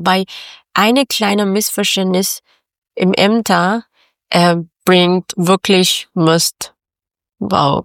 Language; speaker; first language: German; non-native, learner; Persian